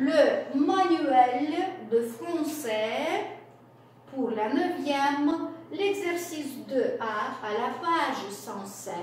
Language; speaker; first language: French; non-native, fluent; Russian